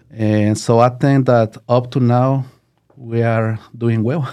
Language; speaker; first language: English; non-native, learner; Spanish